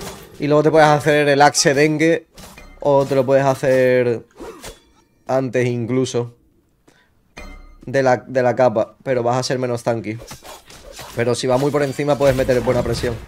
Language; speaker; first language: Spanish; native; Spanish